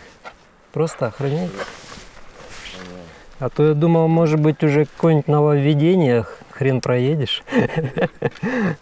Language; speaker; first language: Russian; native; Russian